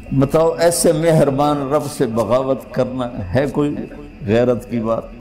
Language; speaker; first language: Urdu; non-native, local second language; Punjabi